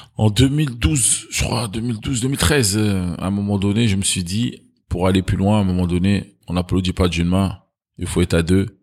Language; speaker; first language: French; early bilingual, other home language; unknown